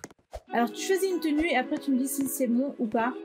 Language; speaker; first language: French; native; French